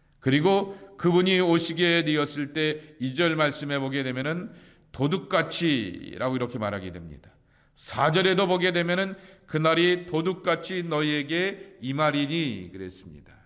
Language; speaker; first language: Korean; native; Korean